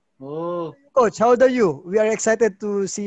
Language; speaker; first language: English; non-native, local second language; Filipino